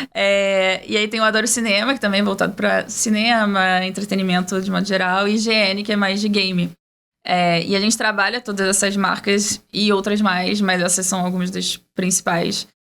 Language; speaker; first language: Portuguese; early bilingual, heritage; Portuguese